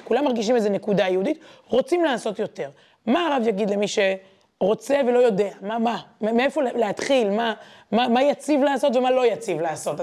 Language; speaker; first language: Hebrew; native; Hebrew